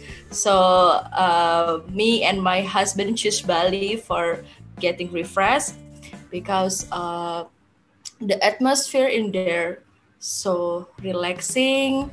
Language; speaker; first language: English; non-native, learner; Indonesian